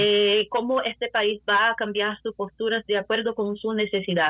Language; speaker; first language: Spanish; non-native, fluent; Portuguese